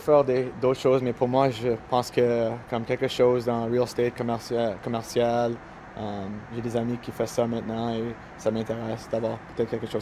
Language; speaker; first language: French; non-native, local second language; English